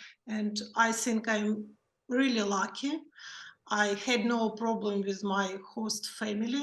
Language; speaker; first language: English; non-native, learner; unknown